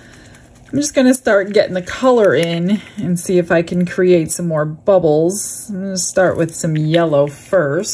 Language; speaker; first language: English; native; English